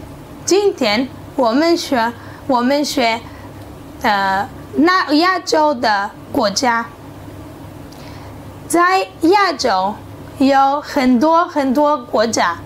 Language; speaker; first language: Chinese; non-native, learner; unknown